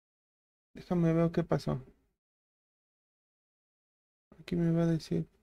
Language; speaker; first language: Spanish; native; Spanish